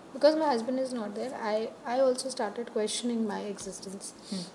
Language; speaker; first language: English; non-native, local second language; Hindi